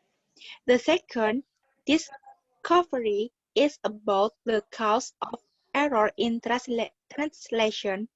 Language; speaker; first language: English; non-native, learner; Indonesian